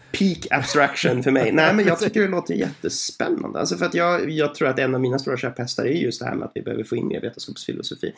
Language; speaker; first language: Swedish; native; Swedish